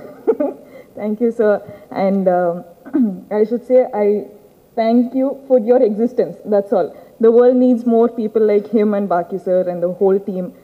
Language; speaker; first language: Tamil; non-native, learner; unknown